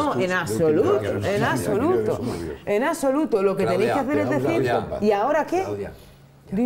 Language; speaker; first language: Spanish; native; Spanish